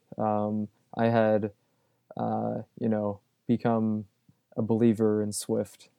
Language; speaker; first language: English; native; English